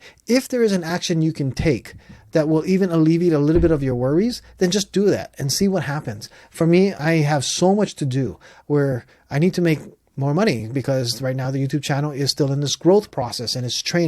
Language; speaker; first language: English; native; English